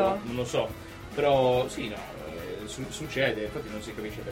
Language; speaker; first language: Italian; non-native, fluent; English